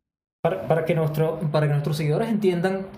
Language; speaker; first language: Spanish; native; Spanish